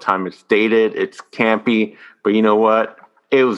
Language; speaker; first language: English; non-native, fluent; French